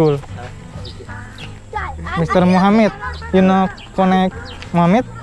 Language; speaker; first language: English; non-native, learner; Indonesian